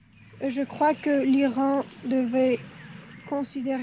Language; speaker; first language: French; non-native, fluent; Persian